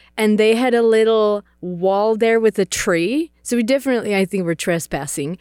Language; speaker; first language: English; non-native, fluent; Czech